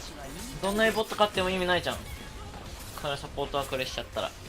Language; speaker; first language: Japanese; native; Japanese